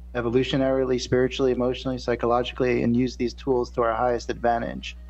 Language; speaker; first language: English; native; English